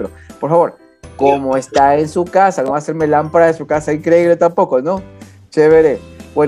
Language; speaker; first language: Spanish; native; Spanish